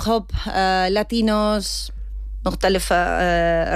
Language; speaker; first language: Arabic; non-native, learner; Spanish